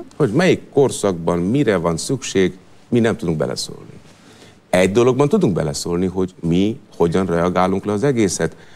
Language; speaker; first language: Hungarian; non-native, fluent; Gujarati